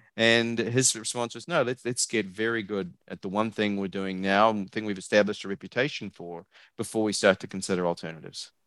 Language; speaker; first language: English; native; English